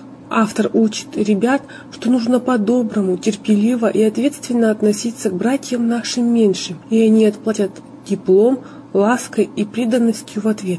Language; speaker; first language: Russian; native; Russian